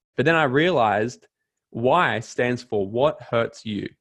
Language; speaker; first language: English; native; English